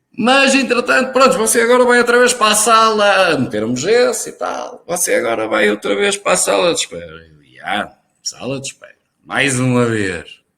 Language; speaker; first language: Portuguese; native; Portuguese